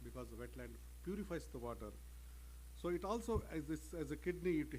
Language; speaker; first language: English; non-native, local second language; Kannada